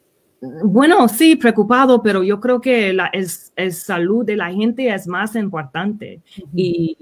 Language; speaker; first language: Spanish; early bilingual, heritage; Spanish